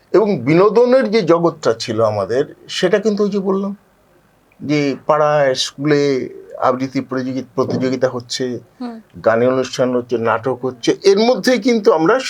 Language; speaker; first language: Bangla; native; Bangla